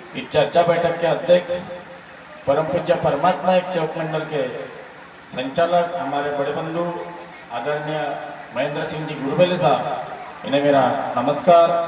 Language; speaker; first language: Hindi; non-native, local second language; Marathi